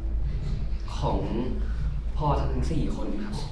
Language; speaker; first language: Thai; native; Thai